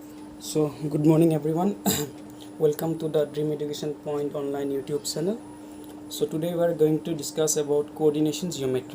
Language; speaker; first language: English; non-native, local second language; Hindi